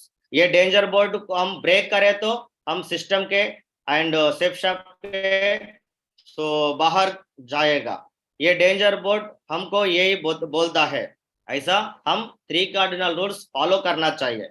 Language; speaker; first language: Hindi; non-native, local second language; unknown